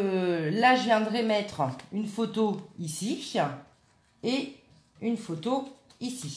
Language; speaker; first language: French; native; French